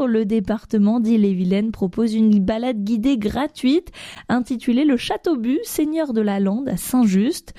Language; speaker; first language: French; native; French